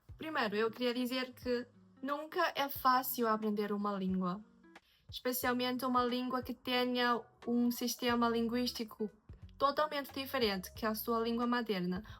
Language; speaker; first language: Portuguese; non-native, fluent; Chinese